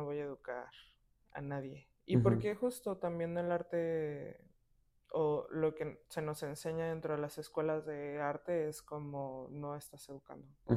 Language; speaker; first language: Spanish; native; Spanish